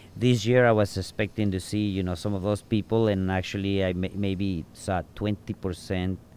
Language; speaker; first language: English; non-native, fluent; Spanish